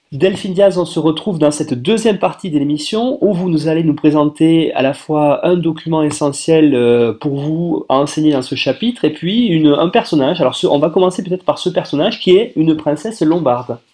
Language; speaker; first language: French; native; French